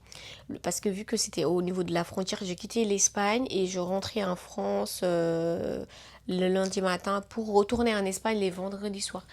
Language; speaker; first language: French; non-native, local second language; Wolof